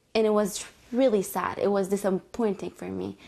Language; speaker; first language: English; native; English